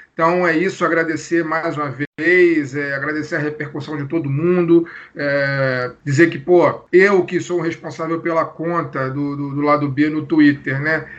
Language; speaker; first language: Portuguese; native; Portuguese